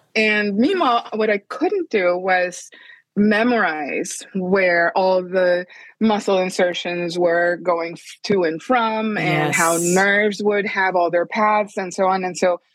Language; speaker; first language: English; non-native, fluent; Spanish